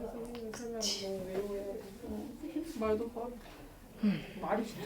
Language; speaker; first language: Korean; native; Korean